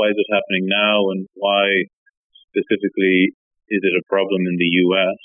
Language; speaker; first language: English; native; English